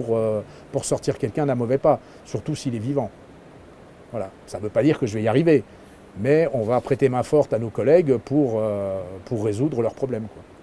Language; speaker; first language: French; native; French